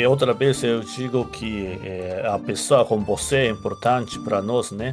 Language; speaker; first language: Portuguese; non-native, learner; Japanese